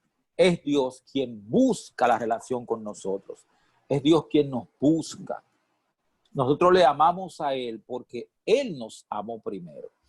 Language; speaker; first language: Spanish; native; Spanish